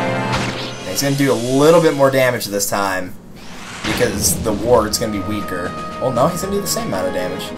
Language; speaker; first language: English; native; English